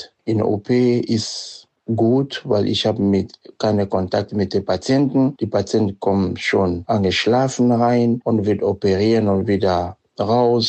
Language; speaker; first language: German; non-native, fluent; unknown